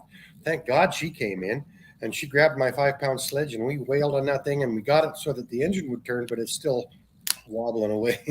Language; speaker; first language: English; native; English